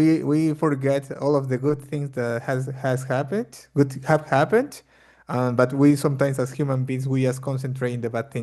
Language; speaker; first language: English; non-native, fluent; Spanish